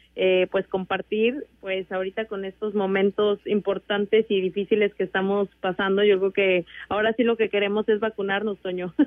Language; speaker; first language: Spanish; native; Spanish